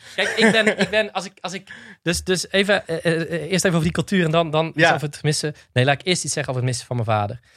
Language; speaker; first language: Dutch; native; Dutch